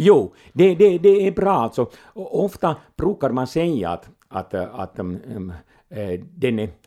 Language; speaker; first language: Swedish; non-native, local second language; Finnish